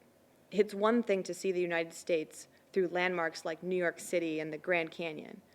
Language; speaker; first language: English; native; English